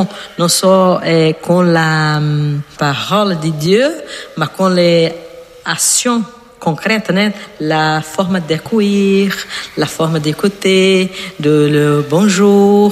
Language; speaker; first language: French; non-native, fluent; Portuguese